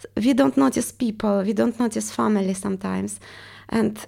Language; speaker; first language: English; non-native, fluent; Estonian